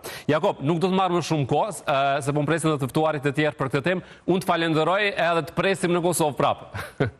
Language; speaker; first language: Albanian; native; Albanian